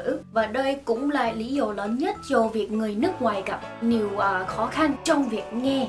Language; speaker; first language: Vietnamese; non-native, fluent; Korean